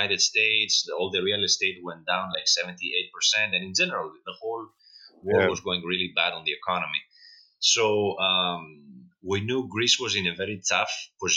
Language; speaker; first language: English; non-native, fluent; Greek